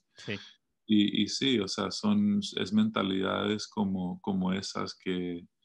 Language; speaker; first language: Spanish; early bilingual, heritage; Spanish